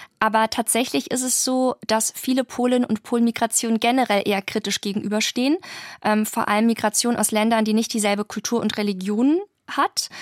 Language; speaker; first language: German; early bilingual, other home language; Polish